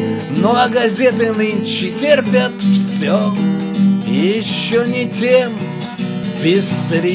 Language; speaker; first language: Russian; native; Russian